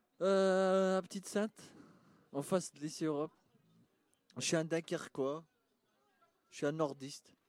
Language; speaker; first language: French; non-native, local second language; Arabic